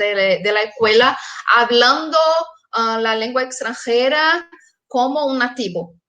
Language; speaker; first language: Spanish; non-native, fluent; Portuguese